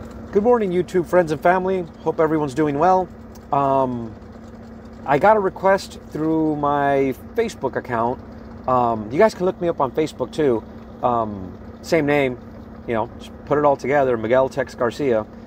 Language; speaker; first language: English; native; English